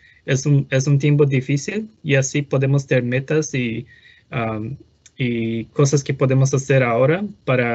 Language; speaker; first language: Spanish; non-native, fluent; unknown